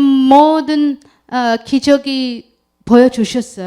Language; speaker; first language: Korean; non-native, learner; Urdu